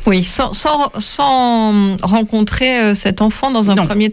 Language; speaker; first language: French; native; French